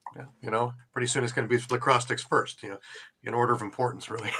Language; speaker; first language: English; native; English